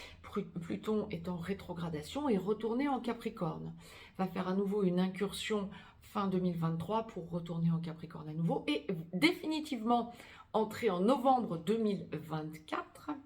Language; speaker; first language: French; native; French